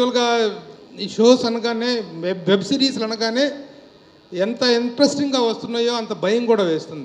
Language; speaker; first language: Telugu; native; Telugu